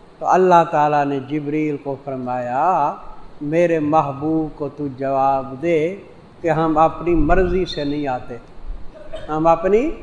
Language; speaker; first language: Urdu; non-native, local second language; Saraiki